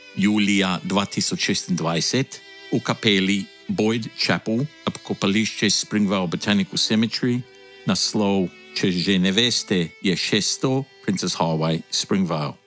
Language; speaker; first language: Slovenian; early bilingual, heritage; Slovenian